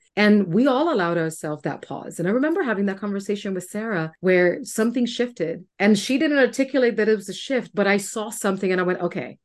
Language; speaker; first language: English; non-native, fluent; Spanish